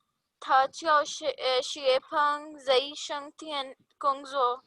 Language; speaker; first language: Chinese; non-native, learner; Urdu